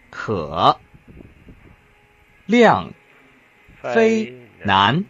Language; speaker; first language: Chinese; non-native, learner; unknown